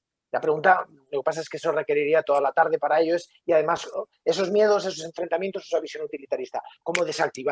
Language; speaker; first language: Spanish; native; Spanish